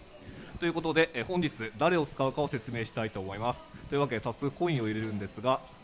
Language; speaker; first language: Japanese; native; Japanese